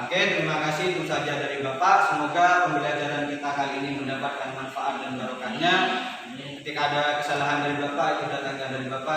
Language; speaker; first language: Indonesian; native; Indonesian